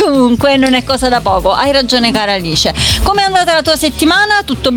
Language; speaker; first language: Italian; native; Italian